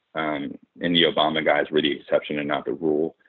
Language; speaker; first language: English; native; English